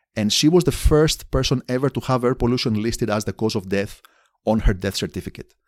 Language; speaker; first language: English; non-native, fluent; Greek